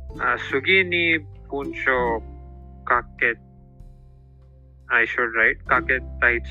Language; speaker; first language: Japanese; non-native, learner; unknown